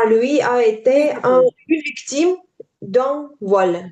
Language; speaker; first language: French; non-native, learner; Ukrainian